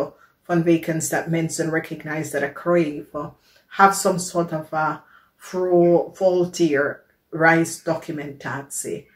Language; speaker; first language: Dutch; non-native, learner; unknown